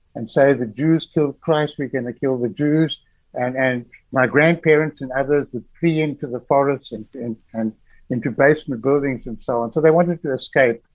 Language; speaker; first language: English; native; English